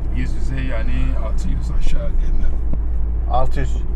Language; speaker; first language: Turkish; non-native, fluent; Yoruba